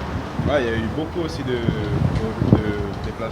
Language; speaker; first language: French; native; French